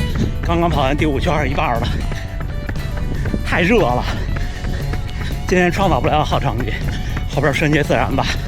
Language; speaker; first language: Chinese; native; Chinese